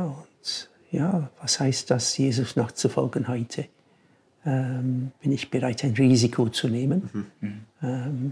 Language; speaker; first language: German; non-native, fluent; English